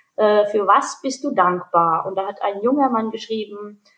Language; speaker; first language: German; early bilingual, other home language; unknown